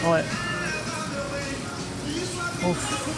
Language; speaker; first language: French; non-native, fluent; Portuguese